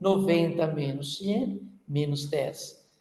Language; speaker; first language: Spanish; non-native, learner; Portuguese